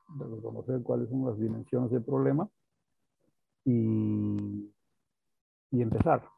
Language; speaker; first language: Spanish; native; Spanish